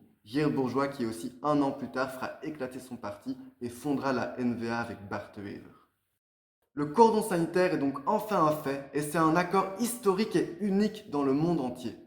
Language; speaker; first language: French; native; French